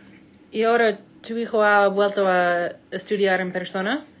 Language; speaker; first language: Spanish; non-native, fluent; English